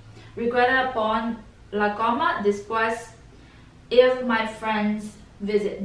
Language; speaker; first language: Spanish; non-native, learner; English